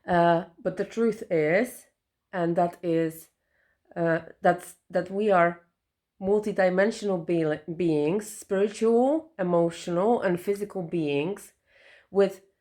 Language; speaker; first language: English; non-native, fluent; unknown